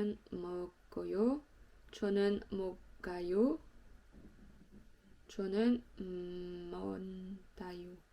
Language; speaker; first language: Korean; non-native, learner; French